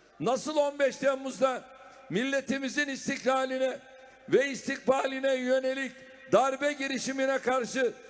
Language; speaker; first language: Turkish; native; Turkish